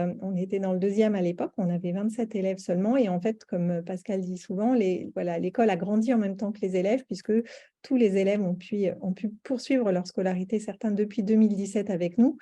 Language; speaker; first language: French; native; French